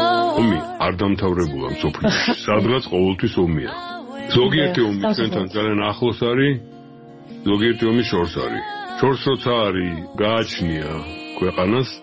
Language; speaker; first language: Georgian; native; Georgian